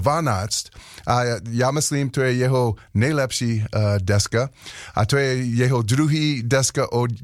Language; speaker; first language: Czech; non-native, learner; English